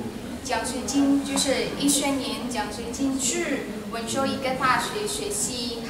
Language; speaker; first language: Chinese; non-native, fluent; Indonesian